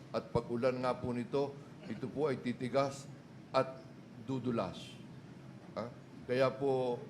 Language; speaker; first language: Filipino; native; Filipino